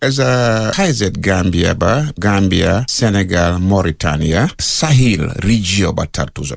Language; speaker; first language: Hungarian; non-native, learner; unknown